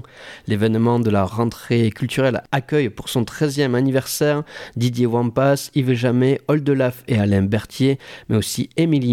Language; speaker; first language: French; native; French